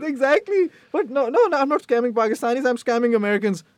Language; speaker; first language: English; non-native, local second language; Hindi